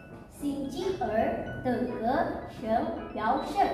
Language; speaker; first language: Chinese; non-native, learner; Indonesian